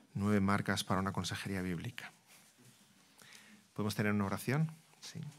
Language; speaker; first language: Spanish; native; Spanish